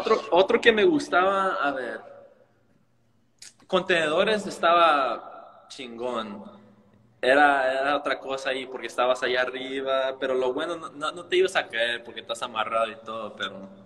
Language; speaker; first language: Spanish; early bilingual, heritage; Spanish